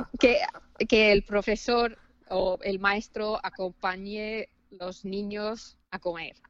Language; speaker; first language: Spanish; non-native, fluent; Finnish